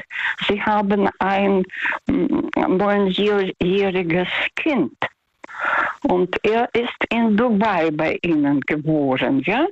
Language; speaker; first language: German; early bilingual, heritage; Russian